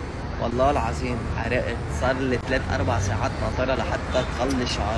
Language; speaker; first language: Arabic; native; Arabic